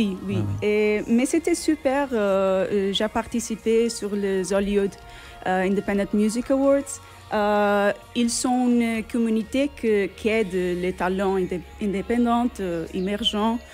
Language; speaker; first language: French; non-native, fluent; Portuguese